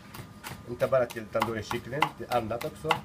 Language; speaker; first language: Swedish; non-native, learner; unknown